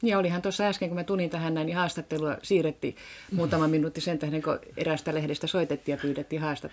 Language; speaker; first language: Finnish; native; Finnish